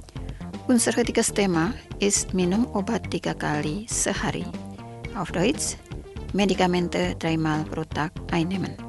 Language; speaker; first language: German; non-native, fluent; Indonesian